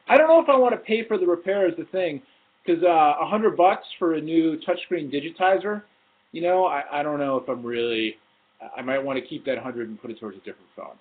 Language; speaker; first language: English; native; English